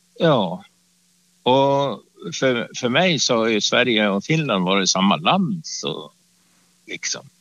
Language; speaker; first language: Swedish; native; Swedish